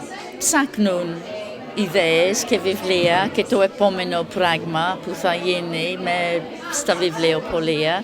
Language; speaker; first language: Greek; non-native, learner; English